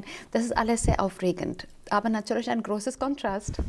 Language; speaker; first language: German; non-native, fluent; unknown